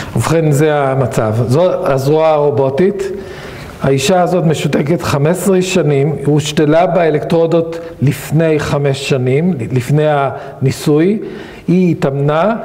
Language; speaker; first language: Hebrew; native; Hebrew